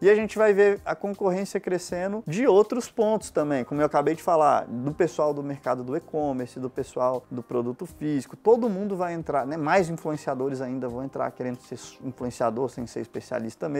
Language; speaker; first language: Portuguese; native; Portuguese